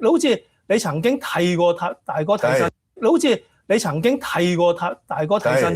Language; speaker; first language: Chinese; native; Chinese